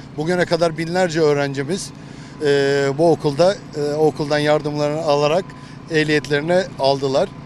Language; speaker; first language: Turkish; native; Turkish